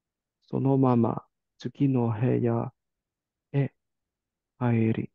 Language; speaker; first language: Japanese; non-native, learner; English